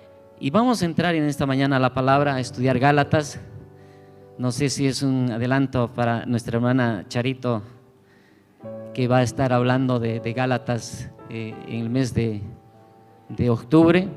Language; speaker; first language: Spanish; native; Spanish